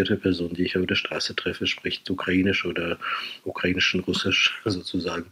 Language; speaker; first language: German; non-native, fluent; Ukrainian